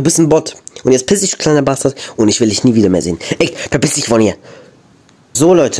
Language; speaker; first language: German; native; German